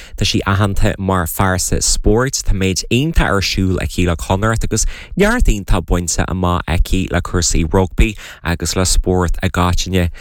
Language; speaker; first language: Irish; native; Irish